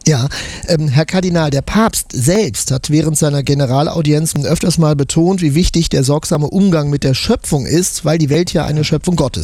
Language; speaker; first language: German; native; German